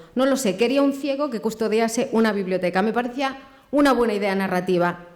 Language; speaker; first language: Spanish; non-native, local second language; Galician